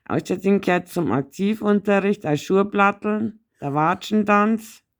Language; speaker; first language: German; native; German